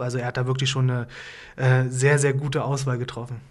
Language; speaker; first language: German; native; German